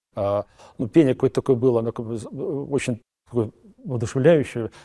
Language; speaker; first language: Russian; native; Russian